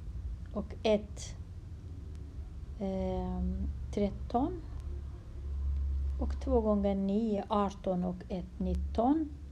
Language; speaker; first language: Swedish; non-native, fluent; Kurdish